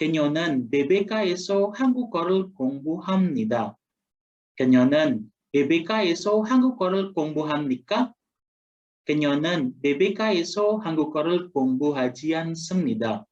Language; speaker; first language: Korean; non-native, fluent; Indonesian